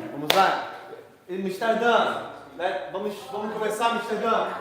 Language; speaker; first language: Portuguese; native; Portuguese